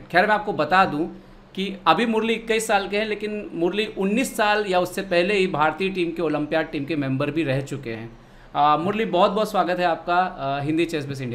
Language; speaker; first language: Hindi; native; Hindi